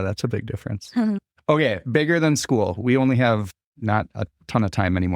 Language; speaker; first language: English; native; English